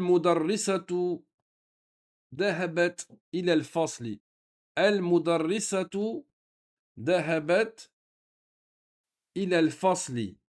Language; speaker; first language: Arabic; non-native, fluent; French